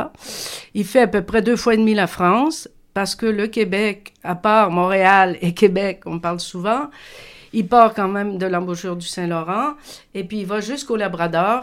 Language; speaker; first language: French; native; French